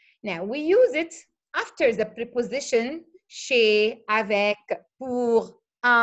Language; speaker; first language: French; non-native, fluent; Arabic